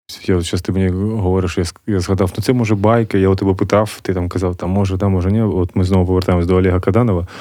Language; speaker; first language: Ukrainian; native; Ukrainian